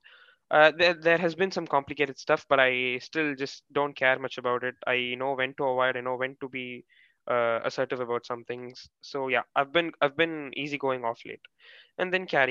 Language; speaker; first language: English; non-native, local second language; Tamil